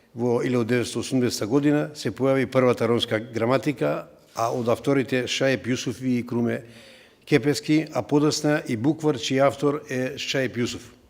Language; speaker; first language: Macedonian; non-native, local second language; Romany